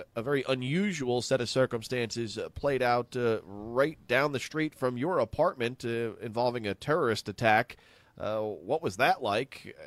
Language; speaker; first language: English; native; English